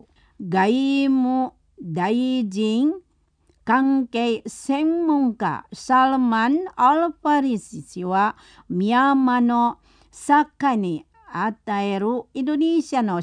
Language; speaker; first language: Japanese; non-native, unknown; Indonesian